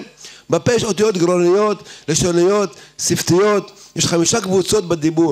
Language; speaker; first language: Hebrew; native; Hebrew